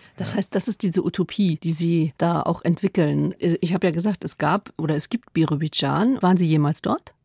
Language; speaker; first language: German; native; German